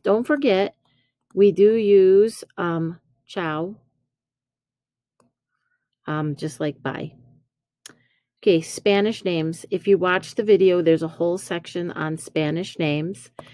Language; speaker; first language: English; native; English